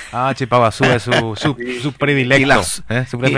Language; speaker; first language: Spanish; native; Spanish